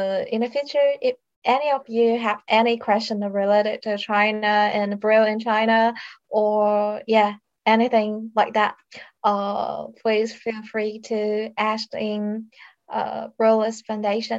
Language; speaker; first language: English; non-native, fluent; Chinese